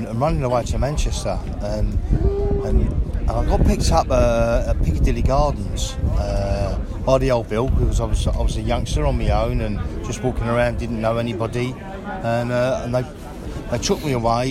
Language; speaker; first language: English; native; English